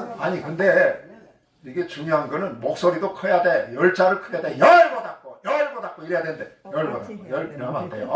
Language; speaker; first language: Korean; native; Korean